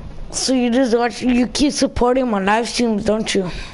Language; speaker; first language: English; early bilingual, other home language; Spanish